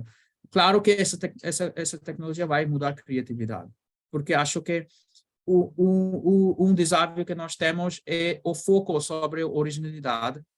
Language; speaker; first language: Portuguese; non-native, learner; Bangla